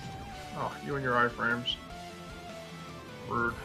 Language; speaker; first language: English; native; English